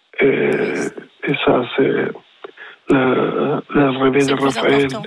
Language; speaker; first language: French; non-native, learner; Spanish